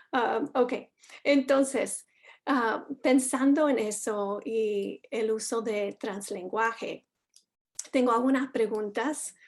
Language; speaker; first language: Spanish; non-native, fluent; English